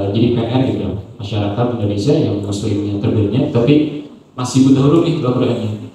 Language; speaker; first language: Indonesian; native; Indonesian